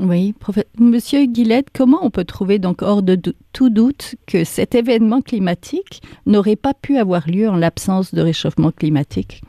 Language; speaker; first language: French; native; French